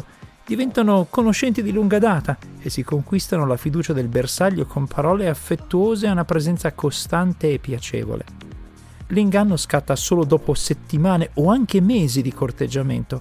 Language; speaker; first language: Italian; native; Italian